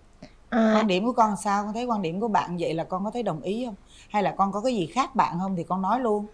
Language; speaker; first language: Vietnamese; native; Vietnamese